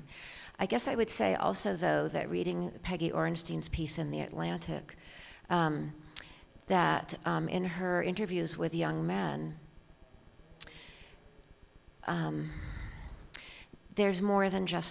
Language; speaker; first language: English; native; English